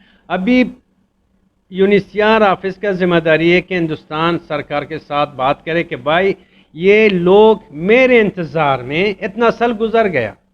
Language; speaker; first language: Hindi; non-native, fluent; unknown